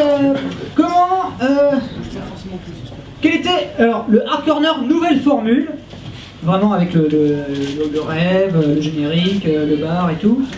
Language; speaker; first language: French; native; French